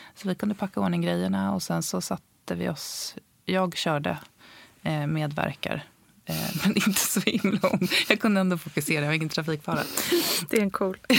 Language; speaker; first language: Swedish; native; Swedish